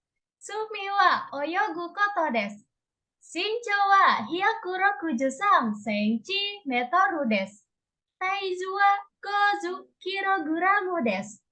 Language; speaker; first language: Japanese; non-native, learner; Indonesian